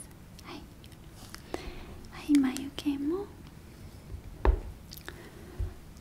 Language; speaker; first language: Japanese; non-native, fluent; Korean